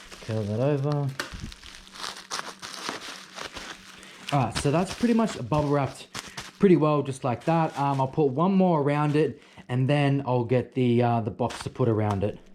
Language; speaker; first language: English; native; English